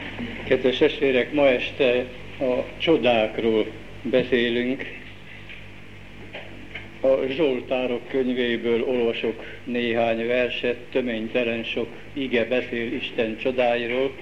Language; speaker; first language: Hungarian; native; Hungarian